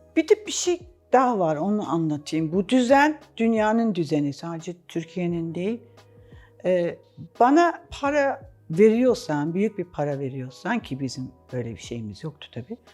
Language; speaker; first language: Turkish; non-native, fluent; English